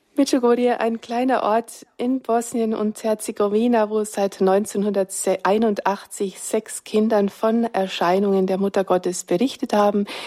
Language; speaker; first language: German; native; German